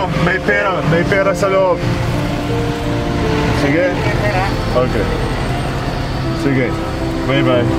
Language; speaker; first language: Filipino; non-native, learner; Arabic